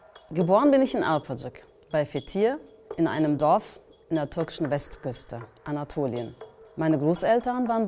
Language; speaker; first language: German; early bilingual, other home language; Turkish